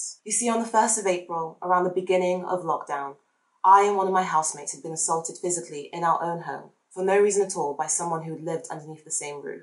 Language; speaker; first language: English; native; English